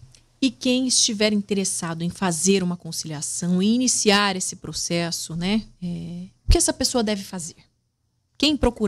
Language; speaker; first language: Portuguese; native; Portuguese